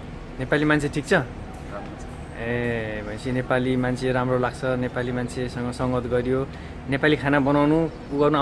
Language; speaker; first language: Nepali; native; Nepali